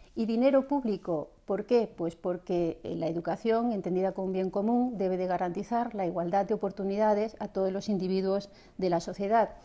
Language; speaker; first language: Spanish; native; Spanish